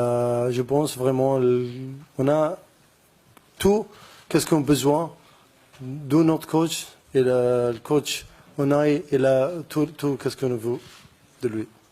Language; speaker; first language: French; non-native, learner; Arabic